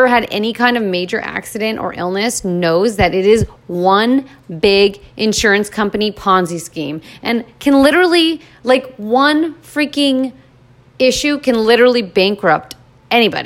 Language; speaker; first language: English; native; English